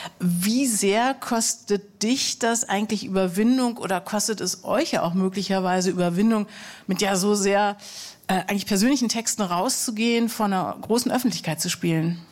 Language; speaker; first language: German; native; German